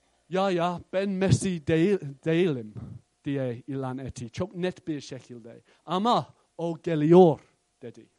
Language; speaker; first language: Turkish; non-native, fluent; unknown